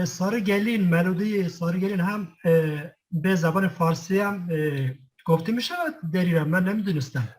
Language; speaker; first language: Persian; non-native, fluent; Kurdish